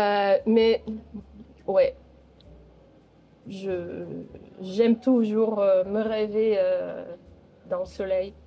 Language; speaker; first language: French; non-native, local second language; Dutch